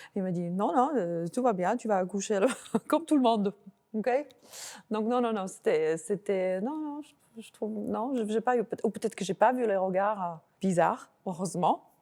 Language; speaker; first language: French; non-native, fluent; Slovak